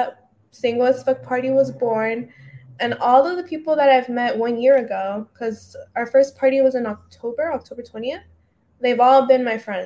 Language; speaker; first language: English; native; English